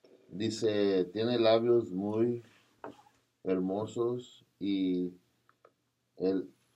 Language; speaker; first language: Spanish; non-native, learner; English